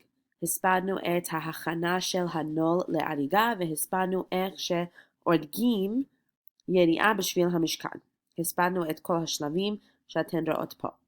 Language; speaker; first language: Hebrew; non-native, fluent; English